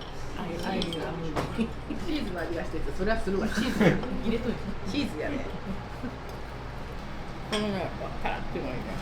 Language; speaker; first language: Japanese; native; Japanese